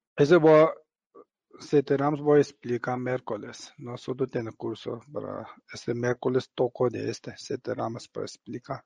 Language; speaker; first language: Spanish; non-native, learner; Tibetan